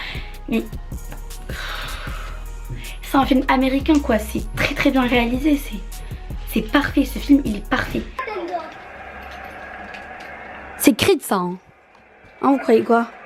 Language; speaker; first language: French; native; French